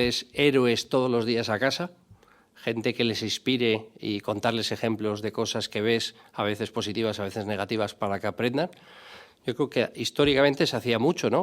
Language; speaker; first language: Spanish; native; Spanish